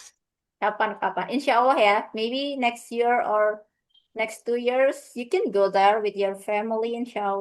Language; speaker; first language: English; non-native, fluent; Indonesian